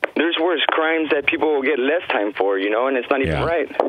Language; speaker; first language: English; native; English